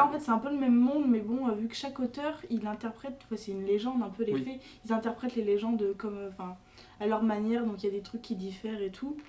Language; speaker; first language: French; native; French